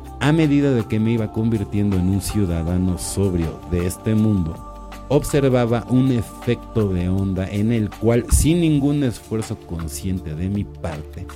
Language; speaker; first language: Spanish; native; Spanish